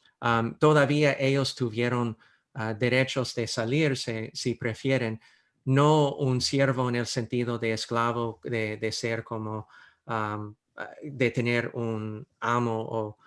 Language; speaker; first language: Spanish; non-native, fluent; English